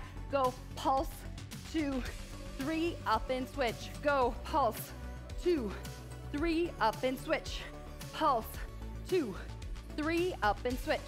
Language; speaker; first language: English; native; English